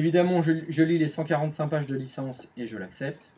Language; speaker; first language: French; native; French